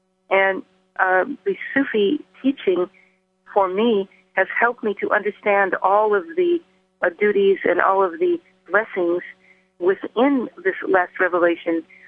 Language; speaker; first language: English; native; English